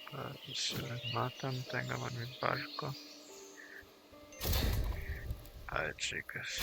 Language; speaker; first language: Spanish; non-native, learner; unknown